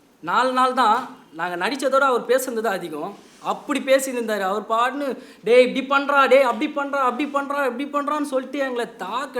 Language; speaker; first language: Tamil; native; Tamil